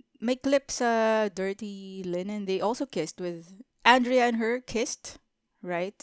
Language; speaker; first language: English; non-native, local second language; Filipino